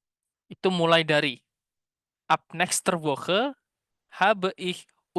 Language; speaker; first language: German; non-native, fluent; Indonesian